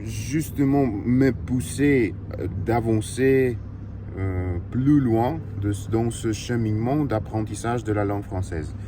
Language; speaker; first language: French; non-native, learner; Russian